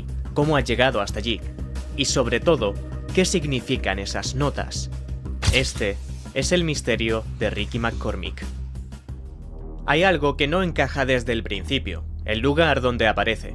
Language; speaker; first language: Spanish; native; Spanish